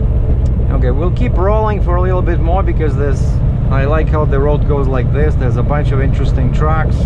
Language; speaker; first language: English; non-native, fluent; Russian